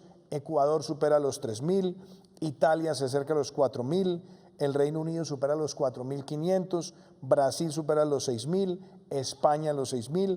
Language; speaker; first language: Spanish; native; Spanish